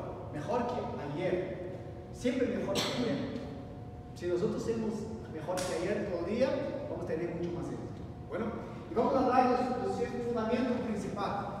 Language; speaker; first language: Spanish; non-native, learner; Portuguese